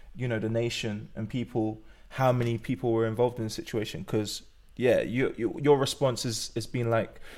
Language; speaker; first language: English; native; English